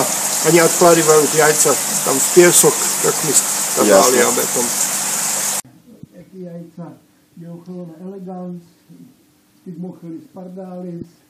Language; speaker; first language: Russian; non-native, fluent; Czech